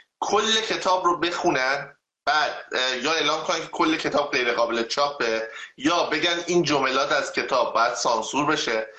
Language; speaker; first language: Persian; native; Persian